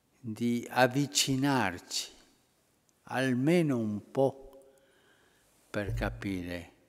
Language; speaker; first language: Italian; early bilingual, heritage; Spanish